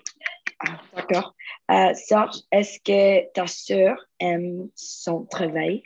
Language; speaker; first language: French; non-native, learner; Spanish